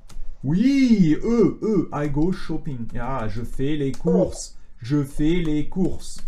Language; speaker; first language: French; native; French